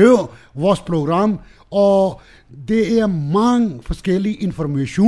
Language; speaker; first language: Danish; non-native, learner; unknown